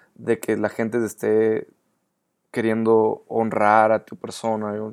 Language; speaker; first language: Spanish; native; Spanish